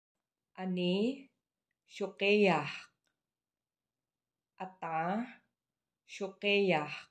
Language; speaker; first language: English; non-native, local second language; Filipino